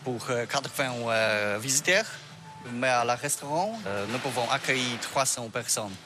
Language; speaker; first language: French; non-native, learner; Polish